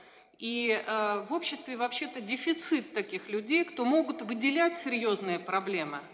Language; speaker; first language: Russian; native; Russian